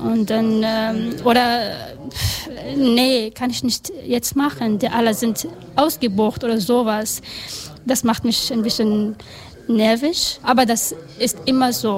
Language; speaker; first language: German; non-native, learner; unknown